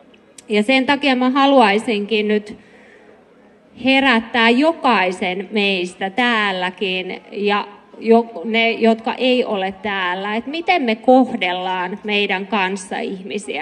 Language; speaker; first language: Finnish; native; Finnish